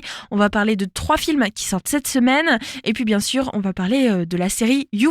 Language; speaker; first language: French; native; French